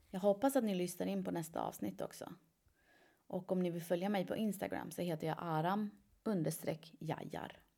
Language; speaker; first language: Swedish; early bilingual, other home language; Persian